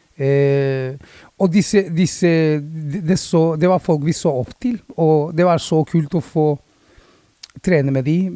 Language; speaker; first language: Norwegian; early bilingual, other home language; Spanish